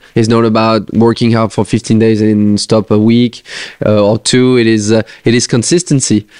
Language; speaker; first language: English; non-native, fluent; French